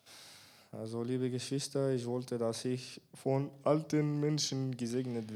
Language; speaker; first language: German; non-native, fluent; Bulgarian